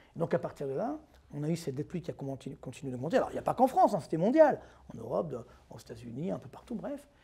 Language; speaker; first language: French; native; French